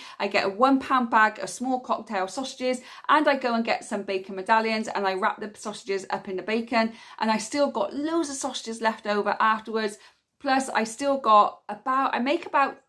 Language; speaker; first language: English; native; English